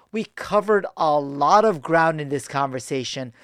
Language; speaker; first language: English; early bilingual, other home language; Persian